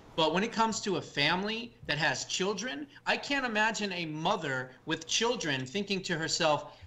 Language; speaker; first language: English; native; English